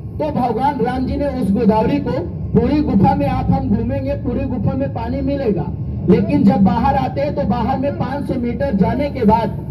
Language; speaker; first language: Hindi; native; Hindi